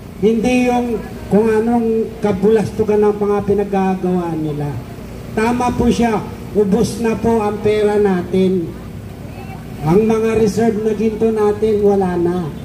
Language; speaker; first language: Filipino; non-native, local second language; Iloko